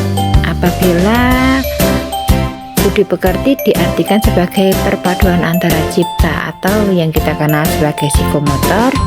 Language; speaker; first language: Indonesian; native; Indonesian